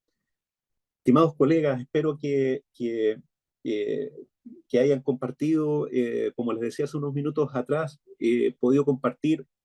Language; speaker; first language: Spanish; native; Spanish